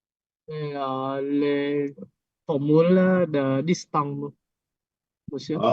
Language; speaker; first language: French; non-native, learner; Vietnamese